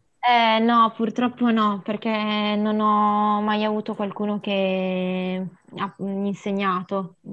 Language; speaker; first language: Italian; early bilingual, other home language; Sinhala